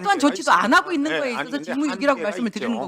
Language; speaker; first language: Korean; native; Korean